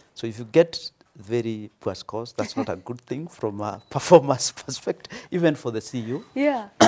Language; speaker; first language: English; non-native, local second language; Kikuyu